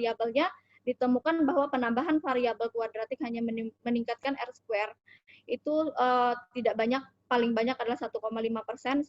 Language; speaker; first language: Indonesian; native; Indonesian